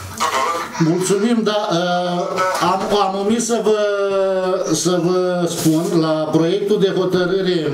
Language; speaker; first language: Romanian; native; Romanian